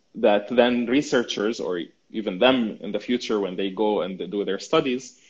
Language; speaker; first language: English; non-native, fluent; Arabic